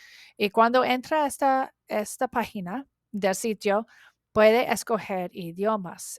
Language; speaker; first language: Spanish; non-native, learner; English